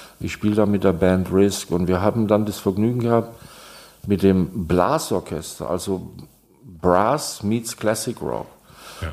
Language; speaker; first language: German; non-native, fluent; Czech